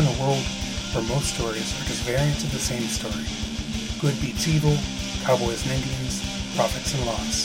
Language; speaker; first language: English; native; English